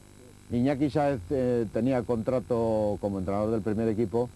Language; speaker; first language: Spanish; native; Spanish